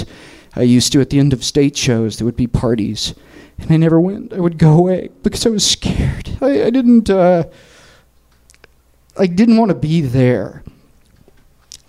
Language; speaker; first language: English; native; English